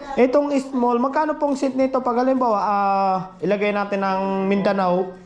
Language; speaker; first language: Filipino; native; Filipino